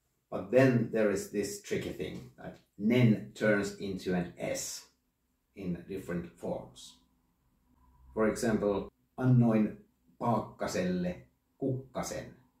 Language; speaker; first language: English; non-native, fluent; Finnish